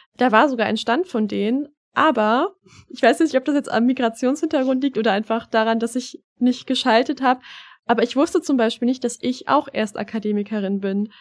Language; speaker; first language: German; early bilingual, other home language; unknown